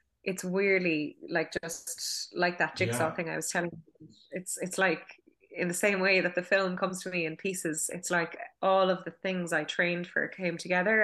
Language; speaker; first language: English; native; English